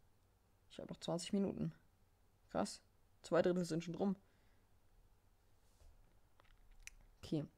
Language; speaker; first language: German; native; German